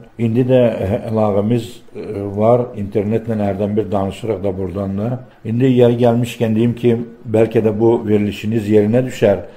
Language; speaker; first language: Azerbaijani; native; Azerbaijani